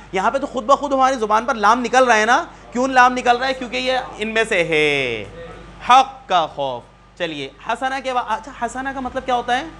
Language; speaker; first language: Urdu; native; Urdu